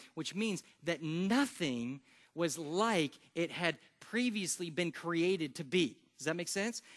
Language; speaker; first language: English; native; English